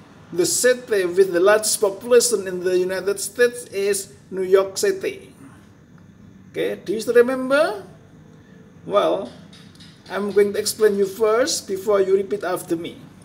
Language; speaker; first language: English; non-native, fluent; Indonesian